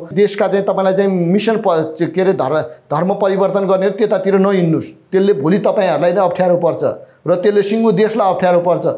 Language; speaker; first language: Nepali; native; Nepali